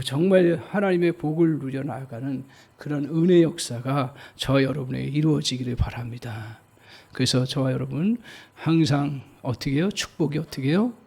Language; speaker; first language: Korean; native; Korean